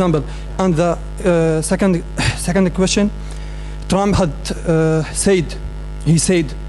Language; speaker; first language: English; non-native, learner; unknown